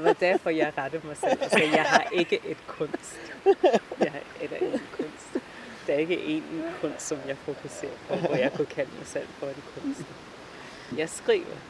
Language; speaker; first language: Danish; non-native, fluent; English